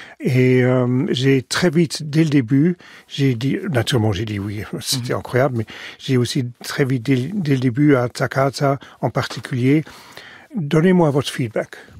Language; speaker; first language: French; non-native, fluent; Dutch